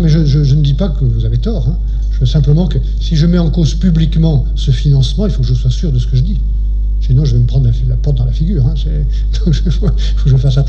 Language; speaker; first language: French; native; French